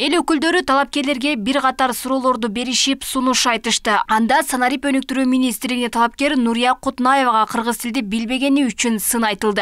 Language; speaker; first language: Kyrgyz; native; Kyrgyz